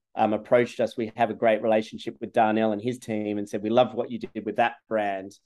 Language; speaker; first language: English; native; English